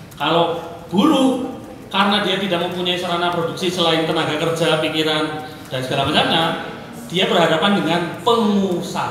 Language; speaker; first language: Indonesian; native; Indonesian